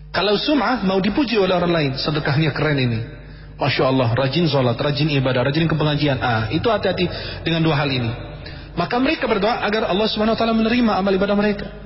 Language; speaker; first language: Indonesian; non-native, fluent; Arabic